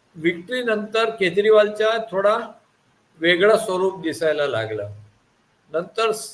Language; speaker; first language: Marathi; non-native, local second language; Gujarati